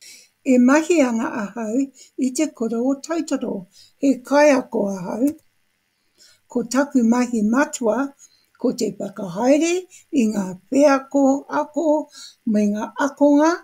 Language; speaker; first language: Māori; non-native, local second language; English